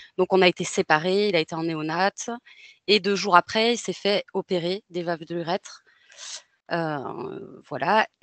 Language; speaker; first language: French; native; French